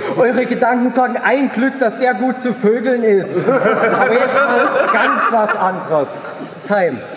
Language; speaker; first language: German; native; German